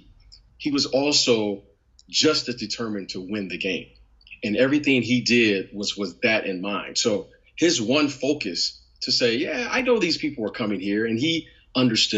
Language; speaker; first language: English; native; English